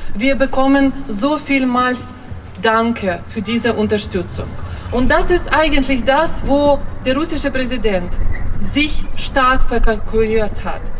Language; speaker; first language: German; non-native, fluent; Ukrainian